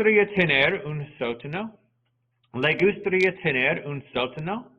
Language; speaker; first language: Spanish; non-native, fluent; English